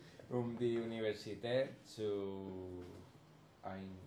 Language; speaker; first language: German; non-native, learner; Spanish